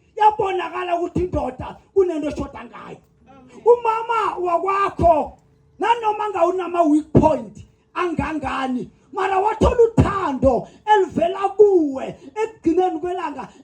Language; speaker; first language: Zulu; non-native, local second language; South Ndebele